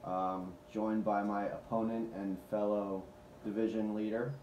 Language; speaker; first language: English; native; English